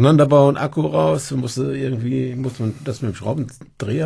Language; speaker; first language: German; native; German